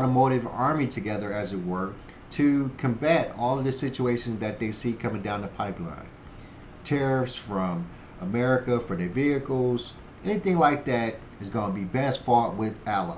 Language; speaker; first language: English; native; English